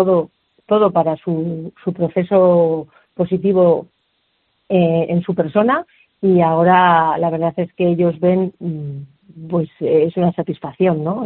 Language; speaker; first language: Spanish; native; Spanish